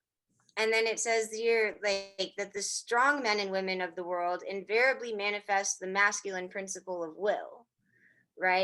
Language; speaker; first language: English; native; English